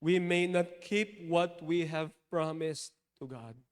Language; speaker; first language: English; non-native, local second language; Filipino